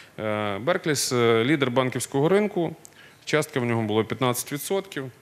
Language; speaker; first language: Ukrainian; non-native, local second language; Russian